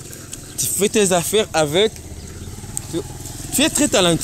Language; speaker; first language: French; non-native, learner; Rundi